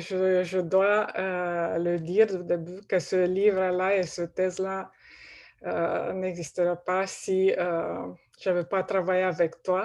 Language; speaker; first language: French; non-native, fluent; Romanian